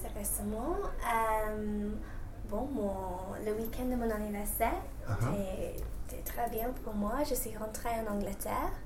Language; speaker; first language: French; non-native, fluent; English